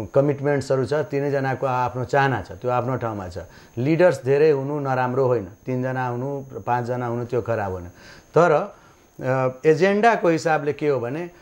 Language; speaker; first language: Nepali; non-native, local second language; Maithili